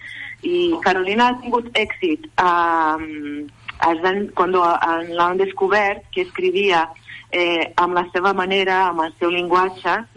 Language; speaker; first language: Catalan; non-native, fluent; Portuguese